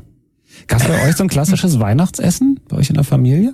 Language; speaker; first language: German; native; German